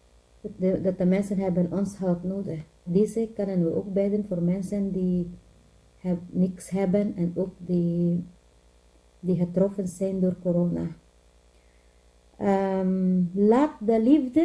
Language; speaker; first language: Dutch; non-native, learner; Filipino